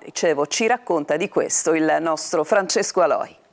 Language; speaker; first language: Italian; native; Italian